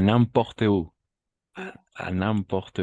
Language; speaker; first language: French; non-native, fluent; Spanish